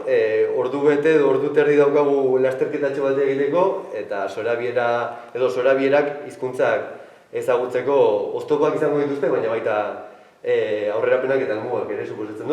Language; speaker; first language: Basque; native; Basque